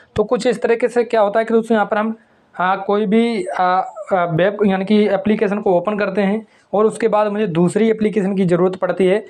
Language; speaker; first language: Hindi; native; Hindi